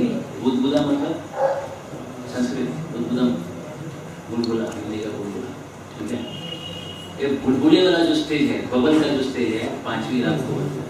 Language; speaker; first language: Hindi; native; Hindi